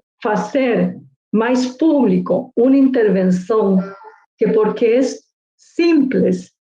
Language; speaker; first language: Portuguese; non-native, learner; Spanish